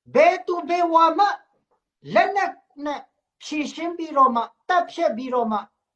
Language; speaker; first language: Burmese; non-native, local second language; Hakha Chin